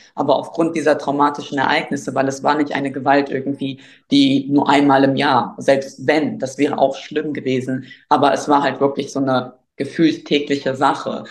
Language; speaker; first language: German; early bilingual, other home language; Albanian